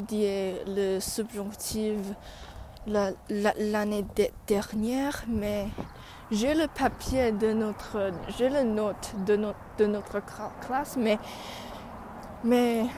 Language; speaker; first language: French; non-native, learner; English